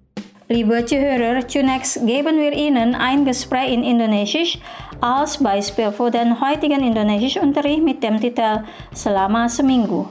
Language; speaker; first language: German; non-native, fluent; Indonesian